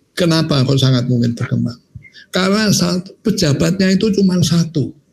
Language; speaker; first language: Indonesian; non-native, local second language; Javanese